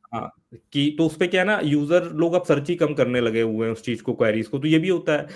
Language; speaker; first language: Hindi; native; Hindi